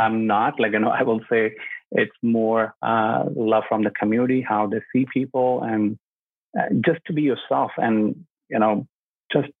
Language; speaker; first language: English; non-native, local second language; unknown